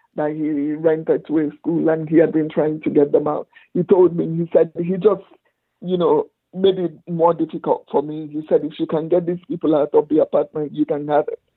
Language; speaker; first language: English; non-native, local second language; Igbo